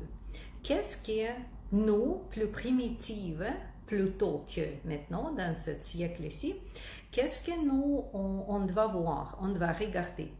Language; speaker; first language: French; non-native, fluent; Russian